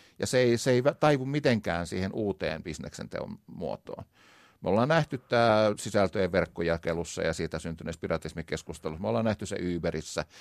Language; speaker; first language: Finnish; native; Finnish